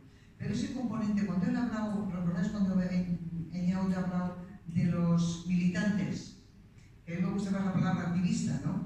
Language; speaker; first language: Spanish; native; Spanish